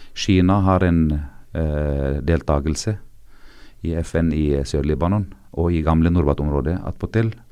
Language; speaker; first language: Norwegian; non-native, fluent; Arabic